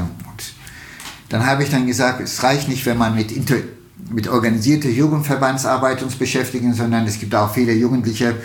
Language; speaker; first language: German; non-native, fluent; Turkish